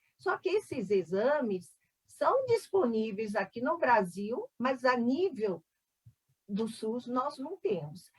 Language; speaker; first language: Portuguese; non-native, fluent; Korean